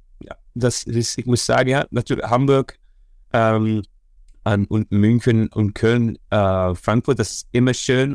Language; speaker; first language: German; non-native, learner; Dutch